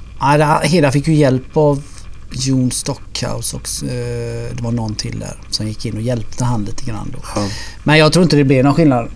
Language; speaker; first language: Swedish; native; Swedish